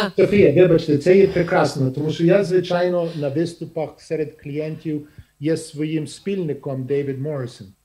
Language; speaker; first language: Ukrainian; early bilingual, heritage; Ukrainian